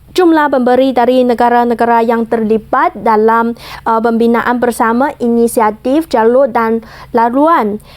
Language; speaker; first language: Malay; non-native, fluent; Chinese